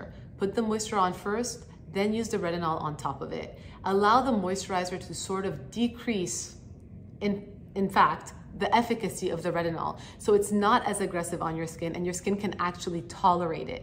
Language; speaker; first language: English; native; English